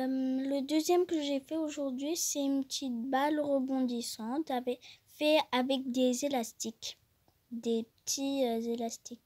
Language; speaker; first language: French; non-native, fluent; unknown